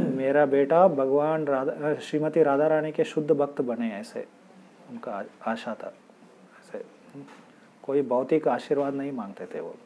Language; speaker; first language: Hindi; non-native, local second language; Kannada